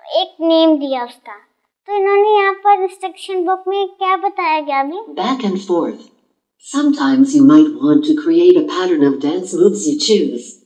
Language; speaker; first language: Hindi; non-native, local second language; Punjabi